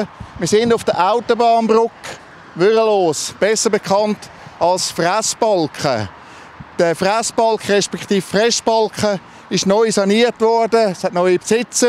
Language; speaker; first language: German; native; German